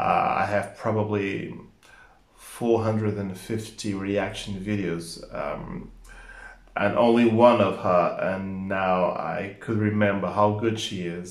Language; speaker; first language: English; non-native, fluent; Portuguese